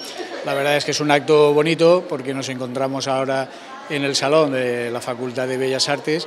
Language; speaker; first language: Spanish; native; Spanish